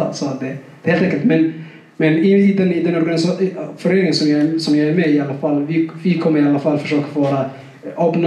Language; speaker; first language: Swedish; non-native, fluent; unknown